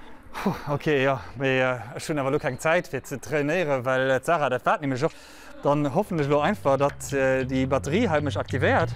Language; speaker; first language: German; non-native, local second language; Luxembourgish